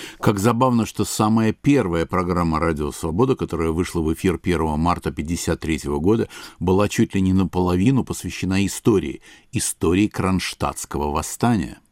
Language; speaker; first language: Russian; native; Russian